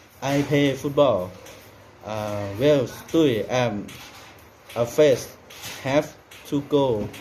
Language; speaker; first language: English; non-native, learner; Thai